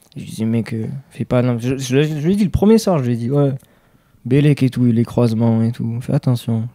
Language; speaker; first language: French; native; French